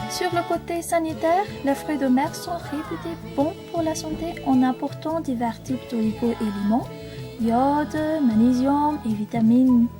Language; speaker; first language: French; non-native, local second language; Malagasy